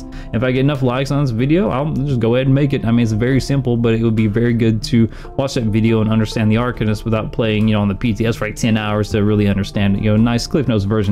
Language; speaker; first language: English; native; English